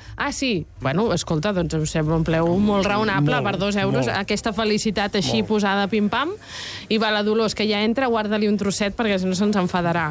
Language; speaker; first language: Catalan; native; Catalan